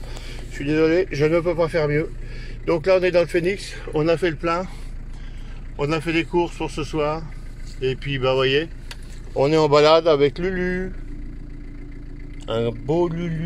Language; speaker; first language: French; native; French